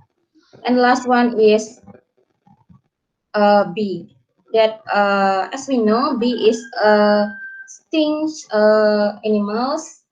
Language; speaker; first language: English; non-native, learner; Indonesian